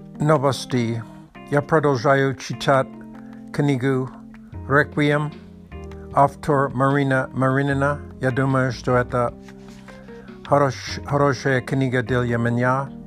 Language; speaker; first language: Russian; non-native, learner; English